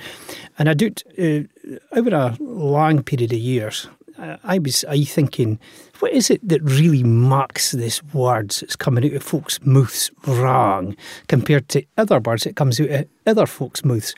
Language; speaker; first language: English; native; English